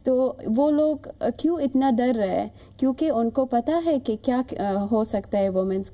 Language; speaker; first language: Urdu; non-native, fluent; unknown